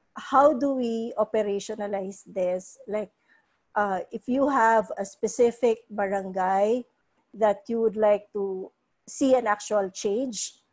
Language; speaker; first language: English; non-native, local second language; Cebuano